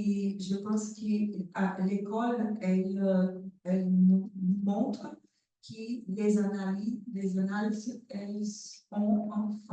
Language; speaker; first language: French; non-native, learner; Portuguese